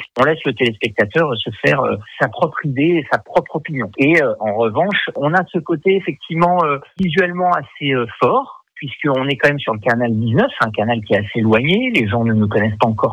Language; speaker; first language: French; native; French